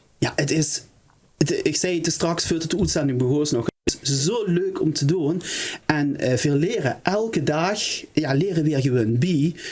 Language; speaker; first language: Dutch; native; Dutch